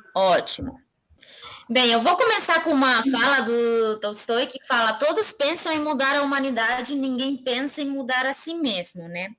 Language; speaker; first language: Portuguese; non-native, fluent; Spanish